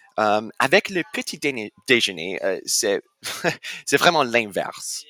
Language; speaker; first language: French; non-native, fluent; English